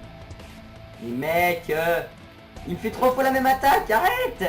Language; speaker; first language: French; native; French